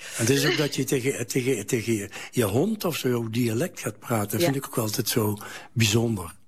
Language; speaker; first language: Dutch; native; Dutch